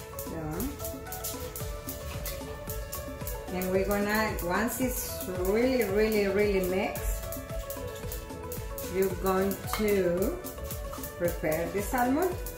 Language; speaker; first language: English; non-native, fluent; Spanish